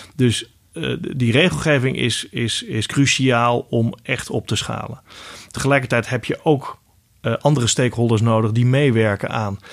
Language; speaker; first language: Dutch; native; Dutch